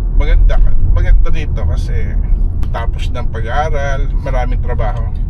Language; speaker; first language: Filipino; native; Filipino